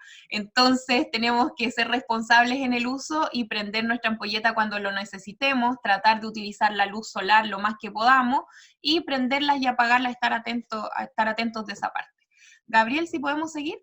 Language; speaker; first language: Spanish; native; Spanish